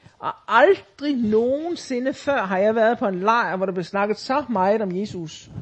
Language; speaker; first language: Danish; native; Danish